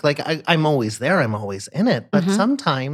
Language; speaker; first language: English; native; English